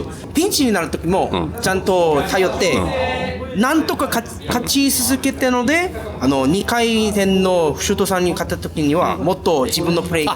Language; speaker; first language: Japanese; non-native, learner; Korean